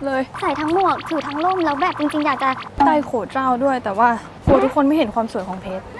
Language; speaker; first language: Thai; native; Thai